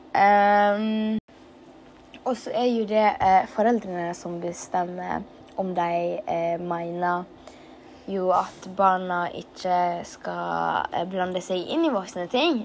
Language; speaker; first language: Norwegian; early bilingual, other home language; Tigrinya